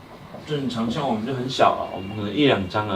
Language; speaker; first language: Chinese; native; Chinese